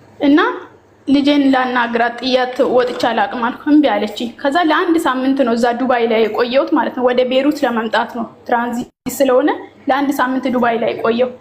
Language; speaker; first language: Amharic; native; Amharic